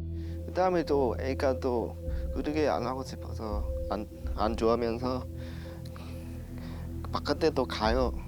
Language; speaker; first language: Korean; non-native, learner; Vietnamese